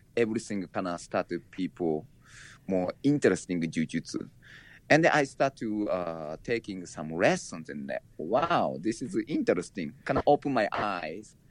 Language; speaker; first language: English; non-native, learner; Japanese